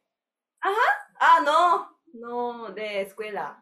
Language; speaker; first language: Spanish; non-native, learner; Japanese